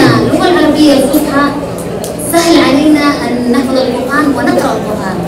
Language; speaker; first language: Arabic; early bilingual, other home language; Indonesian